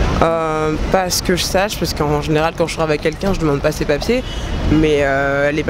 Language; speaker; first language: French; native; French